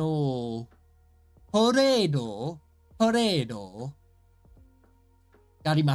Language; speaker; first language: Japanese; non-native, learner; English